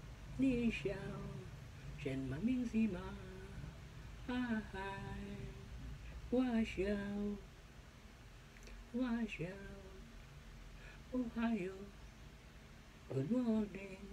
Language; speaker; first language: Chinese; non-native, learner; Cebuano